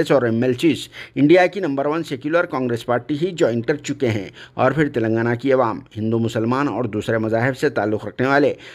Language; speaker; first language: Hindi; native; Hindi